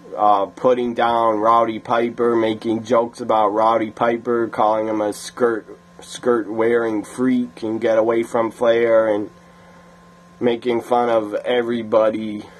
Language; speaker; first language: English; native; English